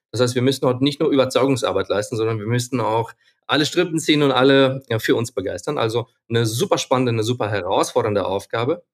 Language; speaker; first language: German; non-native, fluent; Ukrainian